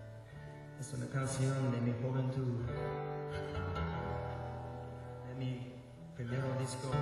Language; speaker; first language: Spanish; non-native, learner; English